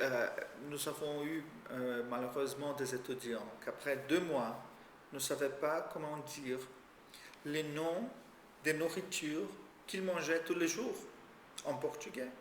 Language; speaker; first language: French; non-native, fluent; Portuguese